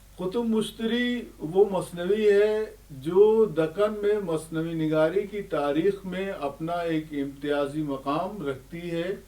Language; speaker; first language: Urdu; native; Urdu